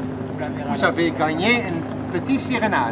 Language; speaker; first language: French; non-native, learner; Dutch